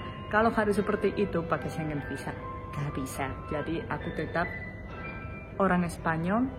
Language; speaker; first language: Indonesian; non-native, fluent; Spanish